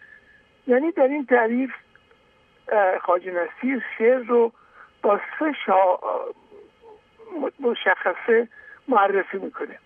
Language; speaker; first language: Persian; native; Persian